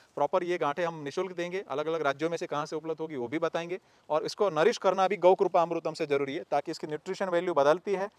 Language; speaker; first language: Hindi; non-native, local second language; Gujarati